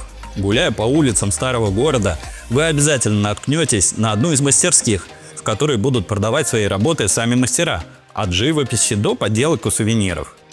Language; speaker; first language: Russian; native; Russian